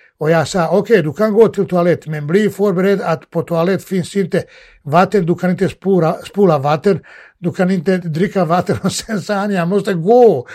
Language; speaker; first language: Swedish; non-native, fluent; Bosnian